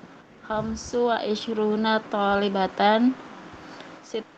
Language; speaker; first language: Arabic; non-native, learner; Indonesian